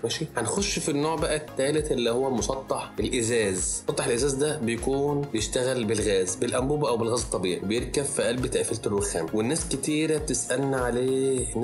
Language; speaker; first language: Arabic; native; Arabic